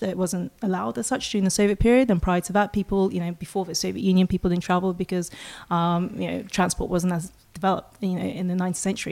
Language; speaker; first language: English; non-native, local second language; Russian